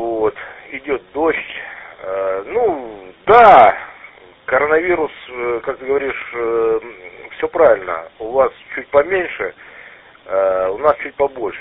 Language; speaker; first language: Russian; native; Russian